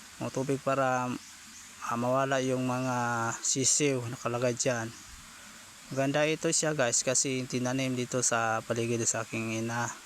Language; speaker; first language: Filipino; non-native, local second language; Cebuano